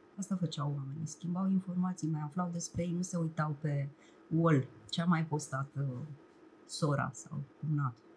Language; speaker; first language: Romanian; native; Romanian